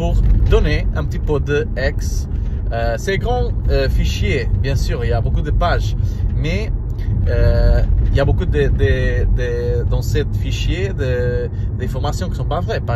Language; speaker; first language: French; non-native, learner; Portuguese